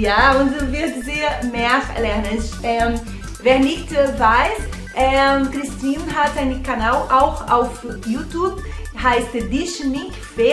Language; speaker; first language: German; non-native, fluent; Portuguese